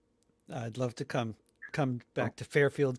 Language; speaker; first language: English; native; English